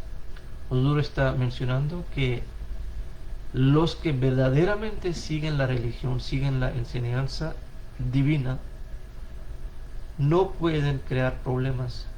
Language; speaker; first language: Spanish; non-native, fluent; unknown